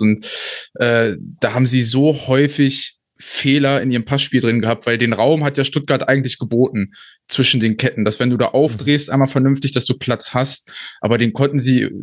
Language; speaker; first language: German; native; German